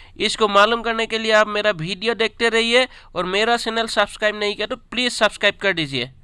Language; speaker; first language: Hindi; non-native, local second language; Assamese